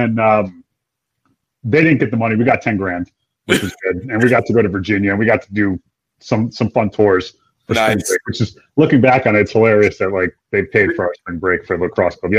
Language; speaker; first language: English; native; English